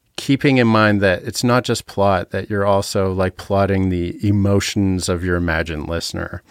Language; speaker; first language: English; native; English